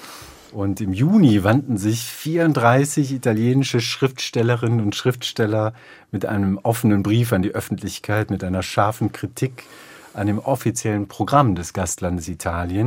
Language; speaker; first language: German; native; German